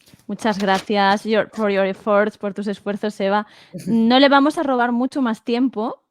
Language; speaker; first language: Spanish; native; Spanish